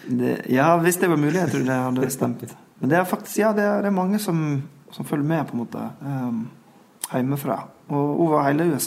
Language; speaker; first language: Norwegian; non-native, fluent; English